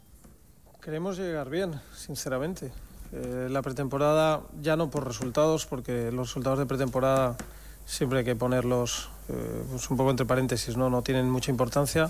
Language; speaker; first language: Spanish; native; Spanish